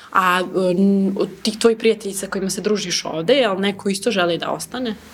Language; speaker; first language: Serbian; native; Serbian